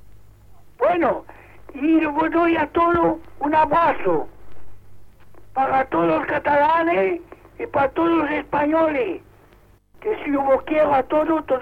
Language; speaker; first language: Spanish; non-native, local second language; Catalan